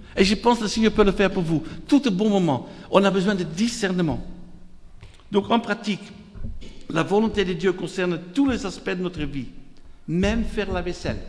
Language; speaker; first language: French; non-native, fluent; Dutch